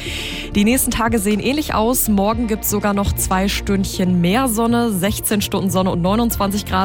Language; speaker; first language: German; native; German